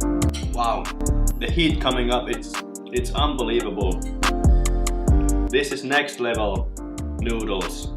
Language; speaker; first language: English; non-native, fluent; Finnish